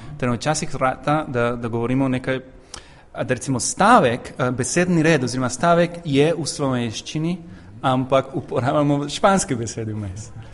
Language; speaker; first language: Slovenian; non-native, fluent; Spanish